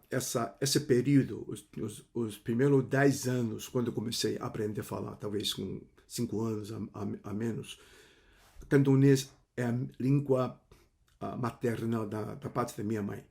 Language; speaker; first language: Portuguese; non-native, fluent; Cantonese